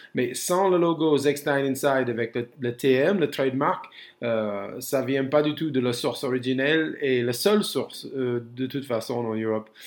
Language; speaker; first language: French; non-native, fluent; English